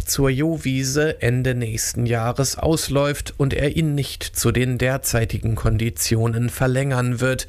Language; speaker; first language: German; native; German